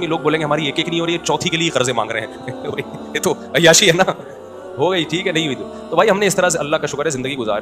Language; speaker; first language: Urdu; native; Urdu